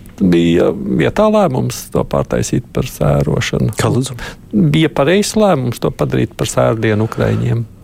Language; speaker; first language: Latvian; native; Latvian